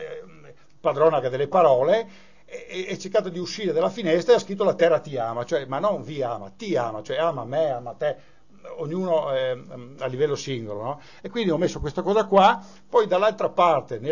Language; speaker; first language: Italian; native; Italian